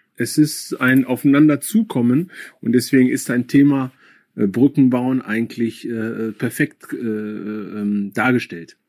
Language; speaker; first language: German; early bilingual, other home language; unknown